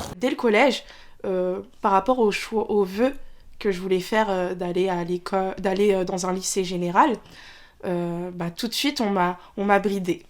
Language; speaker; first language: French; early bilingual, other home language; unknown